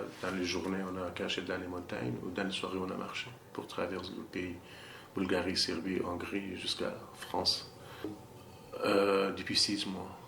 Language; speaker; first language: French; non-native, learner; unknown